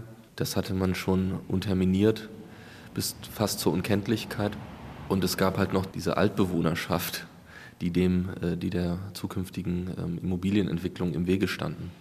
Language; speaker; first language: German; native; German